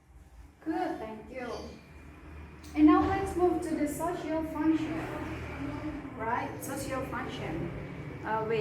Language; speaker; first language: English; non-native, fluent; Indonesian